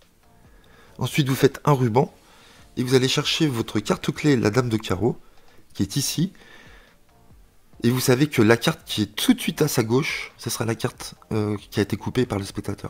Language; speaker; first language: French; native; French